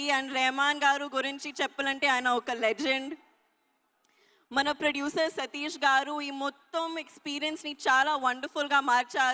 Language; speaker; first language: Telugu; non-native, learner; Hindi